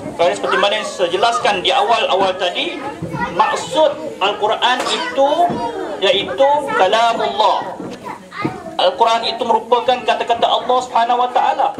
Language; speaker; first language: Malay; native; Malay